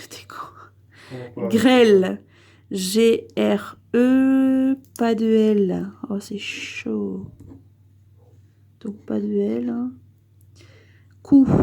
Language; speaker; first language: French; native; French